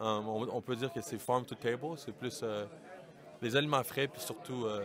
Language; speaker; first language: French; native; French